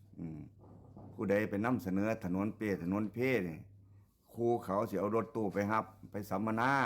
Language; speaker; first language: Thai; non-native, local second language; Lao